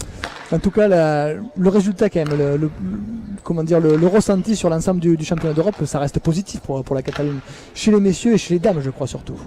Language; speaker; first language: French; native; French